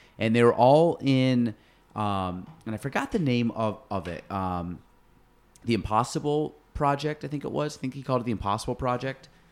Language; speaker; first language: English; native; English